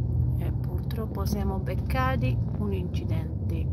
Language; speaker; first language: Italian; non-native, learner; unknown